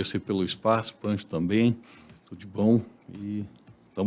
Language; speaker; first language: Portuguese; native; Portuguese